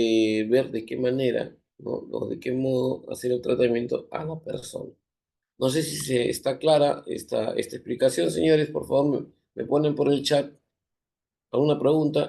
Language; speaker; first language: Spanish; native; Spanish